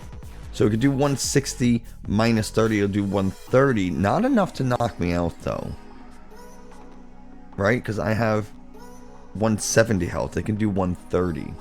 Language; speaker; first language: English; native; English